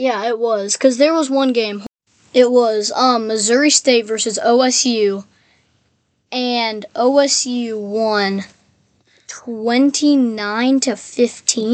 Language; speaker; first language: English; native; English